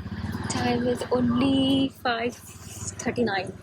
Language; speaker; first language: English; non-native, local second language; Marathi